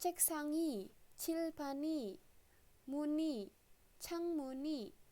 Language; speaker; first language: Korean; non-native, fluent; Indonesian